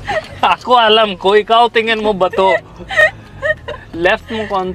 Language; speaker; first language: Filipino; non-native, learner; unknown